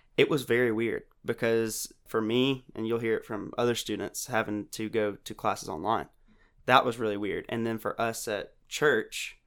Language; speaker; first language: English; native; English